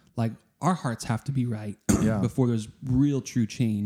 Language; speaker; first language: English; native; English